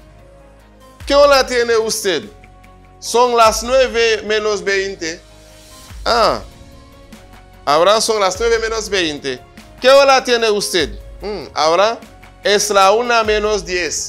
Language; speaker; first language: Spanish; non-native, fluent; Haitian Creole